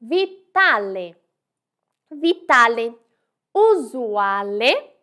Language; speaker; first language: Italian; non-native, fluent; Portuguese